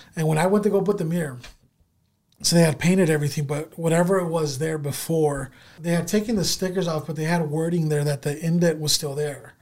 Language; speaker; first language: English; native; English